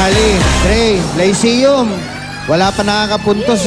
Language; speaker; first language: Filipino; native; Filipino